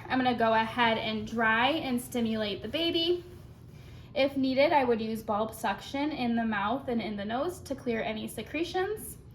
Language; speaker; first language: English; native; English